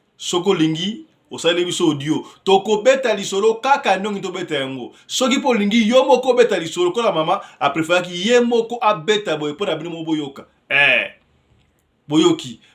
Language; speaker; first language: Lingala; native; Lingala